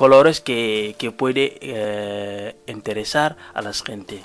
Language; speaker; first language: Spanish; non-native, learner; Wolof